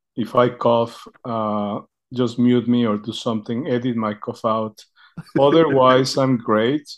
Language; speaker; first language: English; non-native, fluent; Spanish